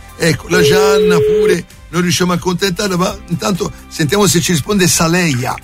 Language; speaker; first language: Italian; native; Italian